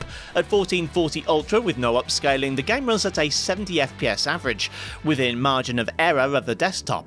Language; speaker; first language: English; native; English